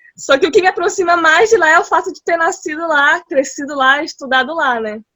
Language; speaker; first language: Portuguese; early bilingual, heritage; Portuguese